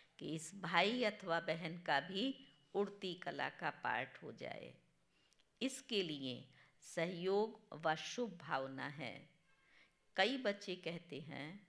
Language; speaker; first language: Hindi; non-native, local second language; Gujarati